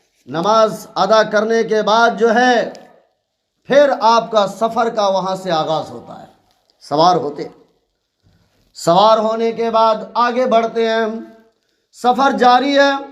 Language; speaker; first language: Urdu; native; Urdu